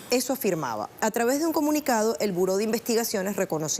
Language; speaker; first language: Spanish; native; Spanish